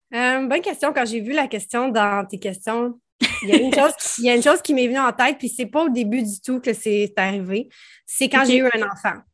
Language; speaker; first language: French; native; French